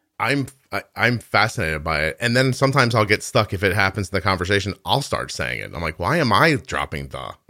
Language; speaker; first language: English; native; English